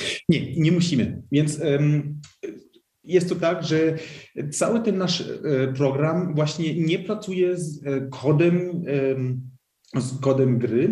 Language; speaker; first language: Polish; early bilingual, heritage; Polish